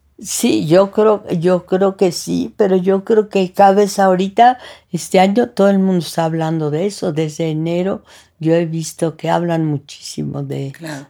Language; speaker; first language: Spanish; early bilingual, other home language; French